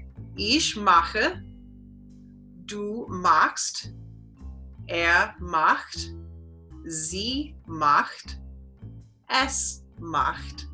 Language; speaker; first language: German; non-native, learner; English